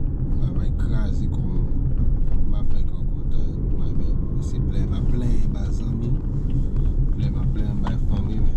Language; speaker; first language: French; non-native, learner; Haitian Creole